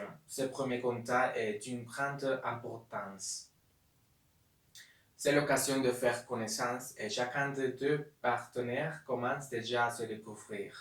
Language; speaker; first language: French; non-native, learner; Spanish